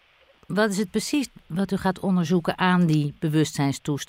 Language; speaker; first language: Dutch; native; Dutch